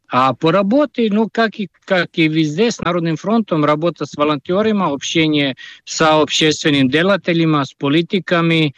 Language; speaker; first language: Russian; non-native, fluent; Serbian